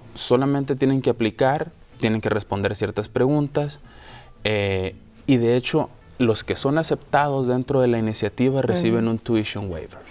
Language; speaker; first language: Spanish; native; Spanish